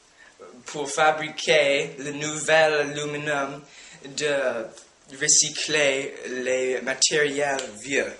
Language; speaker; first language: French; non-native, learner; English